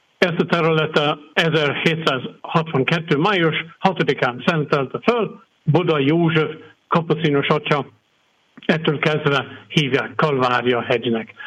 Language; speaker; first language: Hungarian; non-native, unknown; English